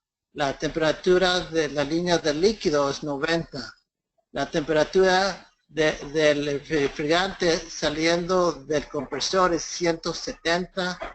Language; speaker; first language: Spanish; early bilingual, heritage; English